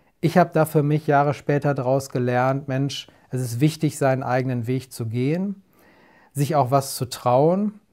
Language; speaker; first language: German; native; German